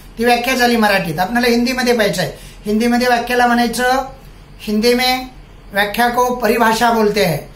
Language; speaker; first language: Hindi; non-native, local second language; Marathi